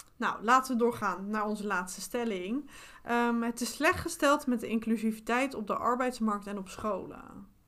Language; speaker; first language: Dutch; native; Dutch